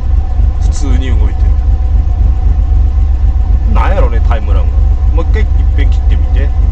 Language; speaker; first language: Japanese; native; Japanese